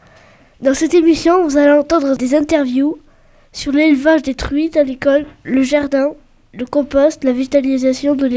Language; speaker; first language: French; native; French